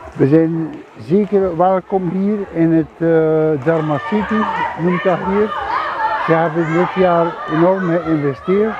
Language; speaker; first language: Dutch; non-native, fluent; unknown